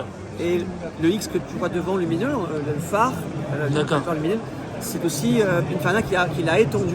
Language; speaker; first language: French; native; French